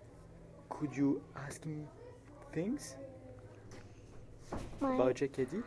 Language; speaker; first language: English; non-native, fluent; French